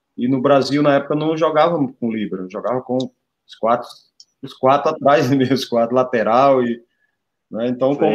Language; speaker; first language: Portuguese; native; Portuguese